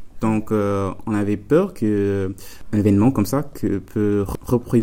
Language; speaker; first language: French; non-native, fluent; English